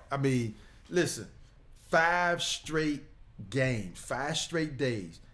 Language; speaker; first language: English; native; English